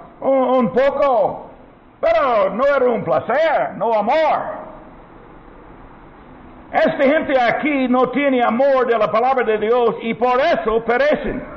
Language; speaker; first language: Spanish; non-native, learner; English